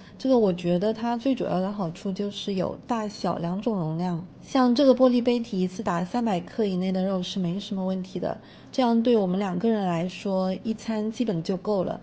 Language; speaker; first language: Chinese; native; Chinese